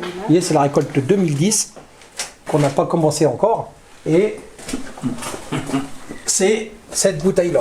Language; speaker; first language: French; native; French